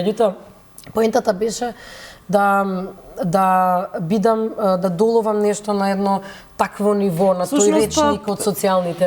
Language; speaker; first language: Macedonian; native; Macedonian